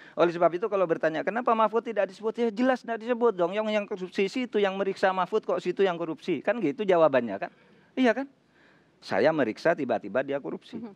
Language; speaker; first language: Indonesian; non-native, local second language; Madurese